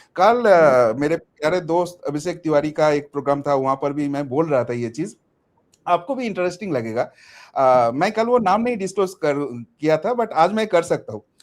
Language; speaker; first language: Hindi; non-native, local second language; Bangla